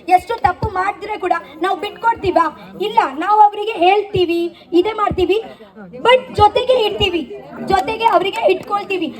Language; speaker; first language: Kannada; non-native, local second language; Tulu